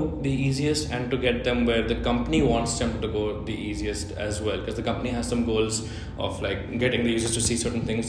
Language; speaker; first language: English; non-native, local second language; Hindi